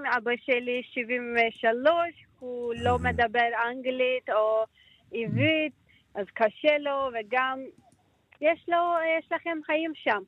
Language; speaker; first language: Hebrew; non-native, learner; Turkish